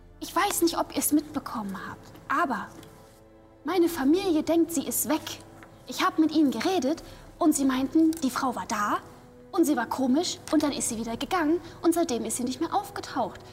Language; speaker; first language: German; native; German